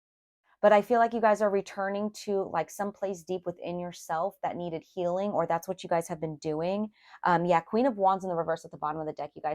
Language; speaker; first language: English; native; English